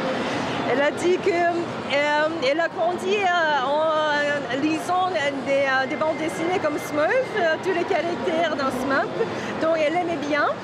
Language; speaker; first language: French; non-native, fluent; Korean